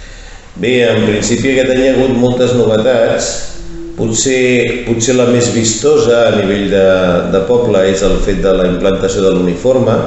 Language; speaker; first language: Catalan; native; Catalan